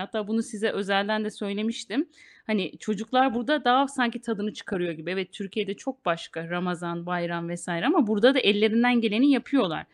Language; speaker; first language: Turkish; native; Turkish